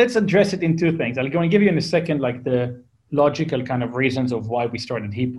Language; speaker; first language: English; non-native, fluent; Hebrew